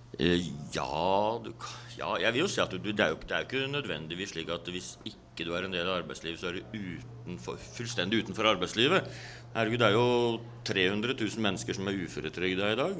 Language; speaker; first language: Norwegian; native; Norwegian